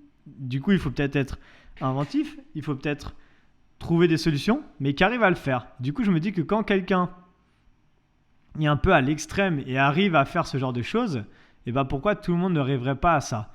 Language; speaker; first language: French; native; French